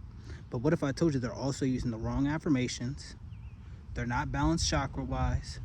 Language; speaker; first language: English; native; English